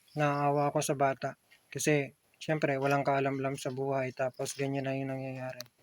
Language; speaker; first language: Filipino; native; Filipino